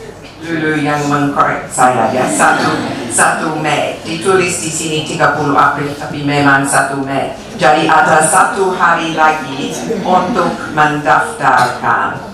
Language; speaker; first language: Indonesian; non-native, fluent; English